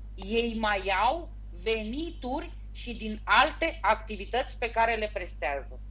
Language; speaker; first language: Romanian; native; Romanian